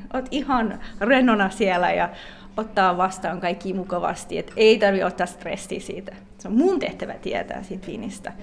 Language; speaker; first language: Finnish; non-native, fluent; English